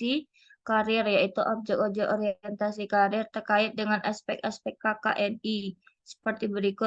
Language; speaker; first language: Indonesian; native; Indonesian